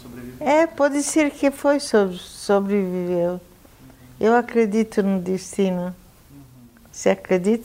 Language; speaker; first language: Portuguese; non-native, fluent; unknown